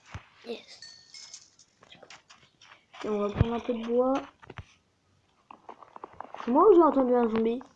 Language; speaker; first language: French; native; French